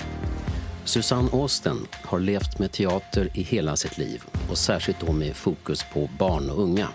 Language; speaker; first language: Swedish; native; Swedish